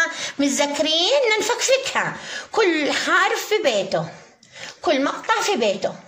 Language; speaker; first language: Arabic; native; Arabic